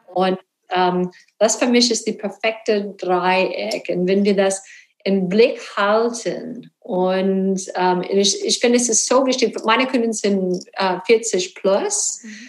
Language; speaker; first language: German; non-native, learner; English